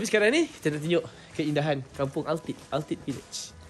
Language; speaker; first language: Malay; native; Malay